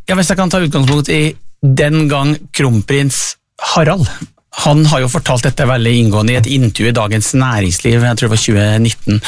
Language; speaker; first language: Norwegian; native; Norwegian